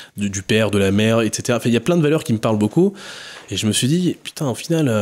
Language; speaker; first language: French; native; French